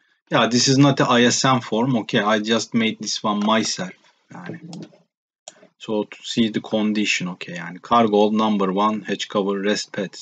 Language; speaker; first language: English; non-native, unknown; Turkish